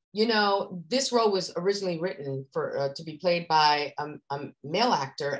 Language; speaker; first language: English; native; English